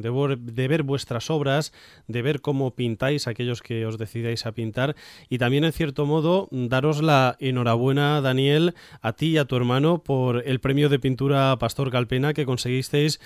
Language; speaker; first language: Spanish; native; Spanish